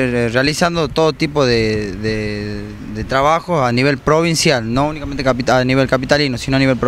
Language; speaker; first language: Spanish; native; Spanish